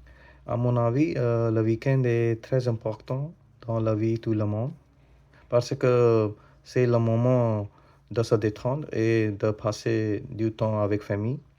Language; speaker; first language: French; non-native, learner; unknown